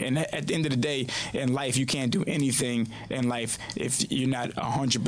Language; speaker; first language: English; native; English